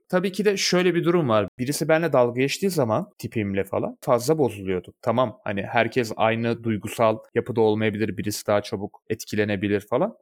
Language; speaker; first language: Turkish; native; Turkish